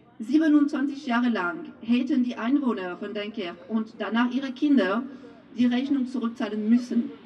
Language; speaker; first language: German; non-native, fluent; French